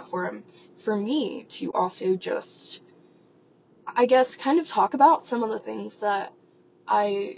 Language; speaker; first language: English; native; English